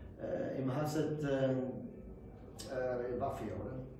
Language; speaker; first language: German; non-native, fluent; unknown